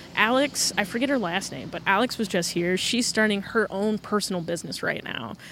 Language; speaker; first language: English; native; English